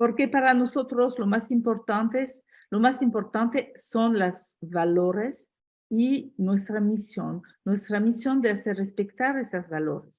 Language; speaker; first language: Spanish; non-native, fluent; French